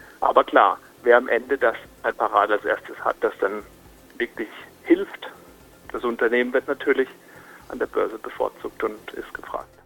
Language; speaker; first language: German; native; German